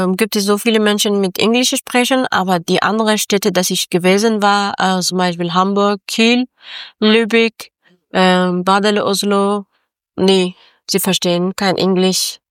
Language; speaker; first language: German; non-native, learner; Persian